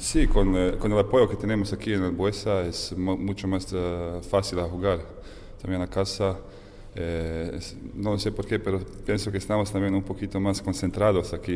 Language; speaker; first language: Spanish; non-native, fluent; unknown